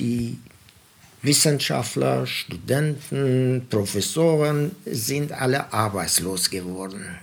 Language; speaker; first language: German; non-native, fluent; Persian